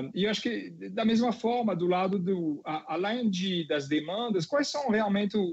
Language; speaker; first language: Portuguese; non-native, fluent; French